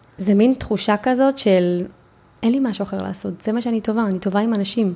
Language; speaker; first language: Hebrew; native; Hebrew